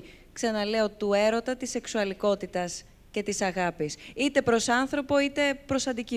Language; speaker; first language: Greek; native; Greek